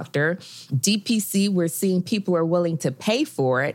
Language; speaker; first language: English; native; English